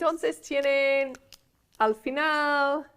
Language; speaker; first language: Spanish; non-native, fluent; English